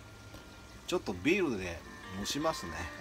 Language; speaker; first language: Japanese; native; Japanese